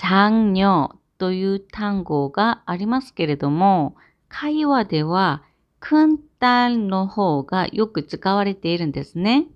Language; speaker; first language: Japanese; non-native, fluent; Korean